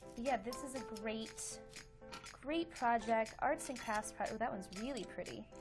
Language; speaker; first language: English; native; English